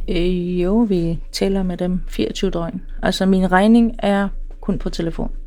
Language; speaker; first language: Danish; non-native, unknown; Swahili